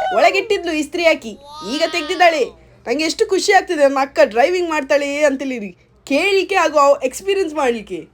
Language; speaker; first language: Kannada; non-native, local second language; Tulu